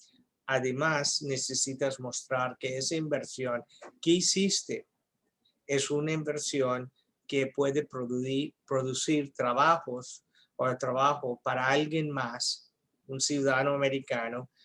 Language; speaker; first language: Spanish; early bilingual, heritage; English